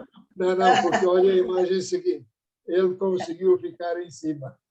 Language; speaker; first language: Portuguese; non-native, fluent; Persian